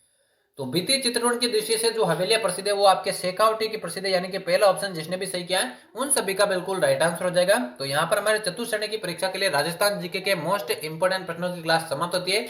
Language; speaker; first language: Hindi; native; Hindi